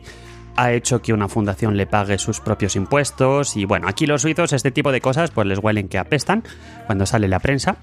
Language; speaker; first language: Spanish; native; Spanish